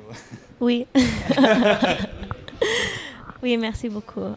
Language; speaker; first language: French; non-native, fluent; English